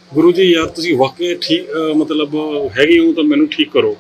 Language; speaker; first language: Hindi; native; Hindi